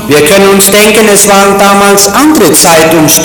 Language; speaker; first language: German; native; German